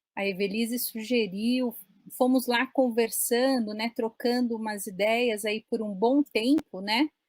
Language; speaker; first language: Portuguese; native; Portuguese